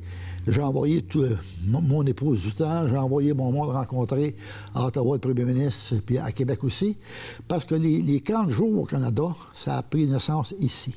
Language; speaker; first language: French; native; French